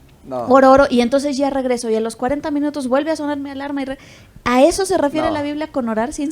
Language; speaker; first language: Spanish; native; Spanish